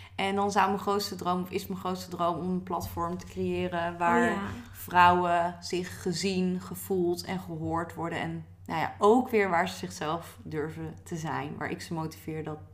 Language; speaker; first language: Dutch; native; Dutch